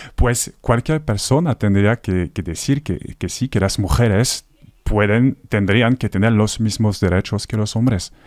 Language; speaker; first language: Spanish; non-native, fluent; French